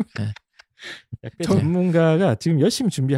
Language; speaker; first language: Korean; native; Korean